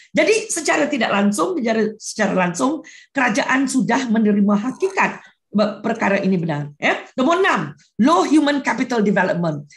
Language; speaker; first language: Malay; non-native, local second language; Iban